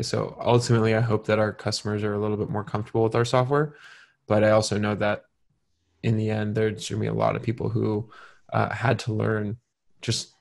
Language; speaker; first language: English; native; English